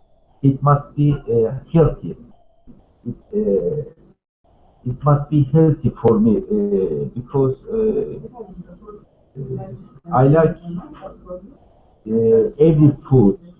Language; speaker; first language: English; non-native, learner; Turkish